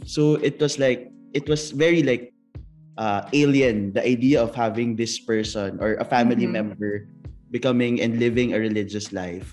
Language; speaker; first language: English; non-native, local second language; Filipino